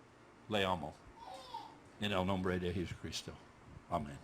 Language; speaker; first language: Spanish; non-native, learner; English